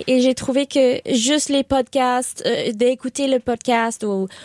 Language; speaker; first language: French; non-native, learner; Spanish